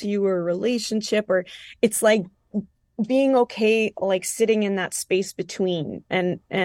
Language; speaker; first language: English; non-native, fluent; French